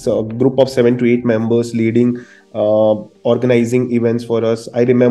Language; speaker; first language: English; non-native, local second language; Hindi